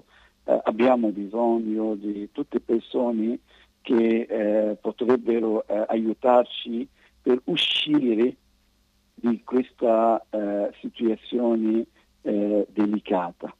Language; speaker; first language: Italian; non-native, fluent; Arabic